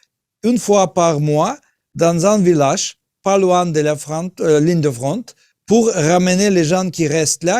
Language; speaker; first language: French; non-native, learner; Russian